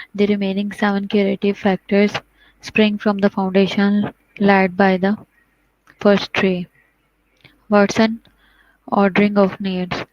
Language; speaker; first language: English; non-native, local second language; Urdu